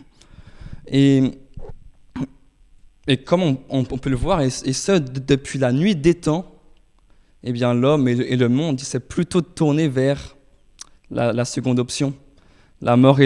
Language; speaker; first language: French; native; French